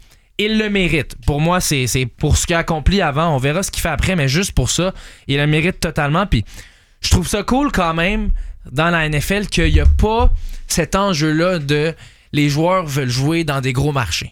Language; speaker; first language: French; native; French